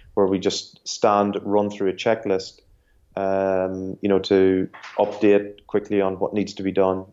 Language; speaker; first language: English; native; English